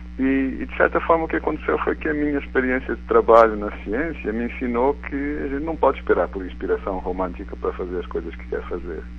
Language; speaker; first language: Portuguese; native; Portuguese